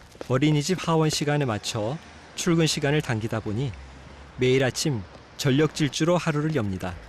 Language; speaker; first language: Korean; native; Korean